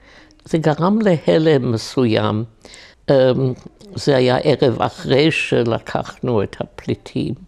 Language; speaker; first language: Hebrew; non-native, fluent; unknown